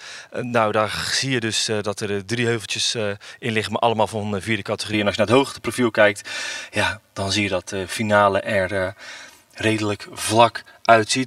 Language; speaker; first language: Dutch; native; Dutch